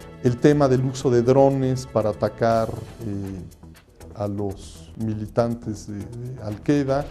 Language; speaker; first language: Spanish; native; Spanish